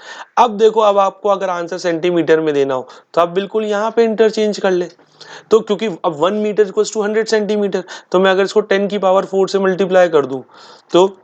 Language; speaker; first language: Hindi; native; Hindi